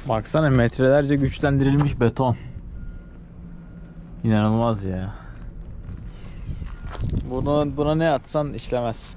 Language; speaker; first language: Turkish; native; Turkish